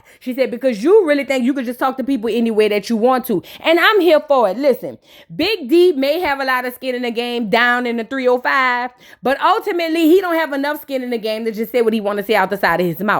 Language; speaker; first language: English; native; English